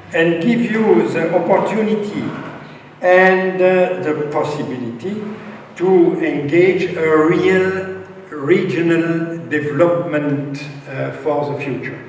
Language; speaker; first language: English; non-native, fluent; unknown